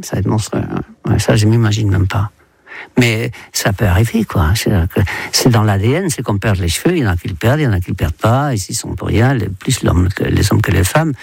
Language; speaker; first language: French; non-native, fluent; Dutch